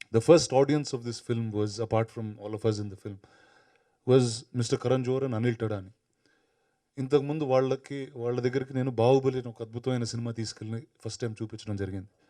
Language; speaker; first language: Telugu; native; Telugu